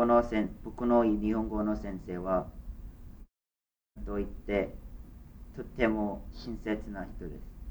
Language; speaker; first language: Japanese; non-native, learner; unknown